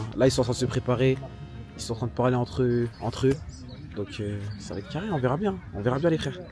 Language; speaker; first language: French; native; French